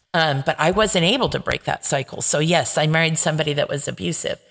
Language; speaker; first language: English; native; English